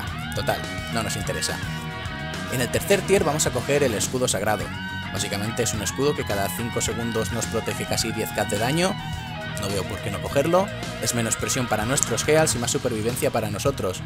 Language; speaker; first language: Spanish; native; Spanish